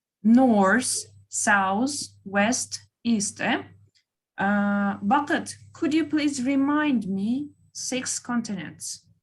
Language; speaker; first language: English; non-native, fluent; Kyrgyz